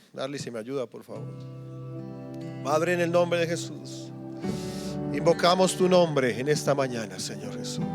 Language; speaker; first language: Spanish; native; Spanish